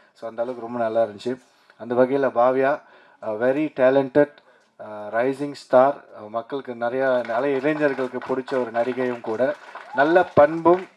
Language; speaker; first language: Tamil; early bilingual, heritage; Tamil